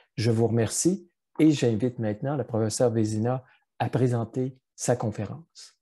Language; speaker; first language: French; native; French